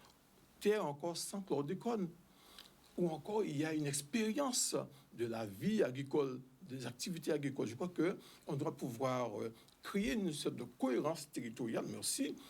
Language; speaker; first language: French; native; French